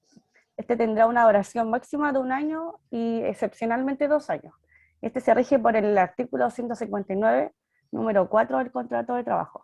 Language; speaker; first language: Spanish; native; Spanish